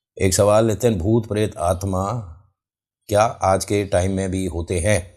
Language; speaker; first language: Hindi; native; Hindi